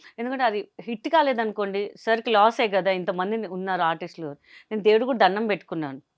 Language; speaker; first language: Telugu; non-native, local second language; Hindi